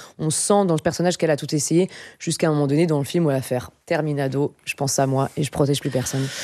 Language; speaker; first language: French; native; French